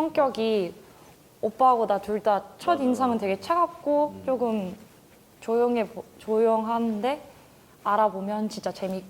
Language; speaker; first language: Korean; early bilingual, heritage; Korean